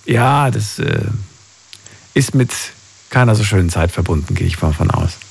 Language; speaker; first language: German; native; German